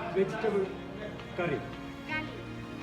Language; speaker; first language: English; non-native, learner; Malayalam